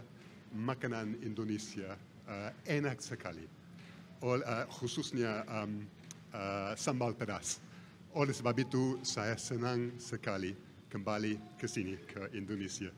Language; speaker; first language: Indonesian; non-native, fluent; English